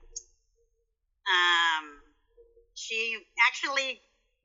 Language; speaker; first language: English; native; English